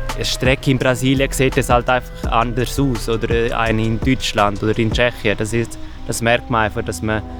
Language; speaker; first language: German; native; German